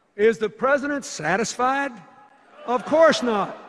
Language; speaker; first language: English; native; English